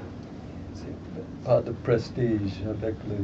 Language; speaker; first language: French; non-native, fluent; English